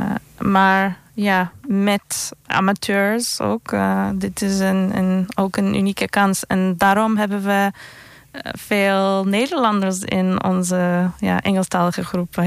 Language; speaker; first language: Dutch; non-native, fluent; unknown